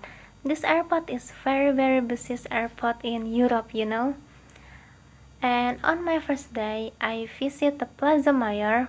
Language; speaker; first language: English; non-native, learner; Indonesian